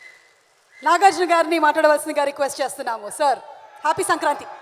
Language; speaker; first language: Telugu; native; Telugu